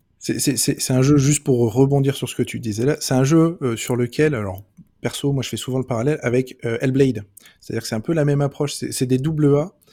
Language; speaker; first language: French; native; French